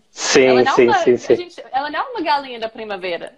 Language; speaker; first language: English; native; English